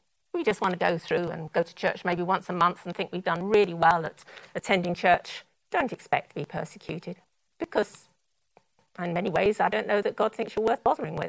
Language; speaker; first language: English; native; English